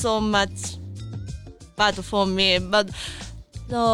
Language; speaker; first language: English; non-native, learner; Japanese